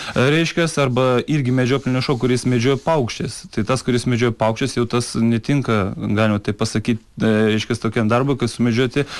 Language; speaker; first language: Lithuanian; non-native, fluent; Russian